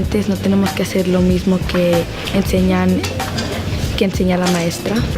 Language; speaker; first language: Spanish; early bilingual, other home language; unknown